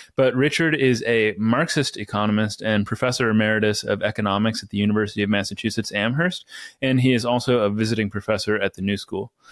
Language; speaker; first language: English; native; English